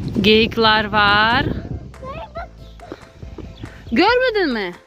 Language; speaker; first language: Turkish; non-native, learner; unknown